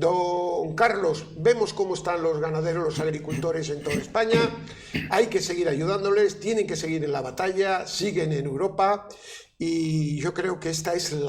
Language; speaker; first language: Spanish; native; Spanish